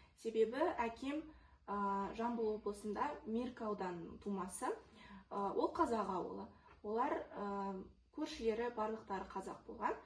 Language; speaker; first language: Kazakh; non-native, local second language; Russian